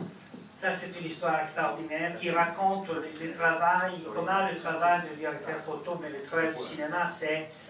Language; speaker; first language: French; non-native, fluent; Italian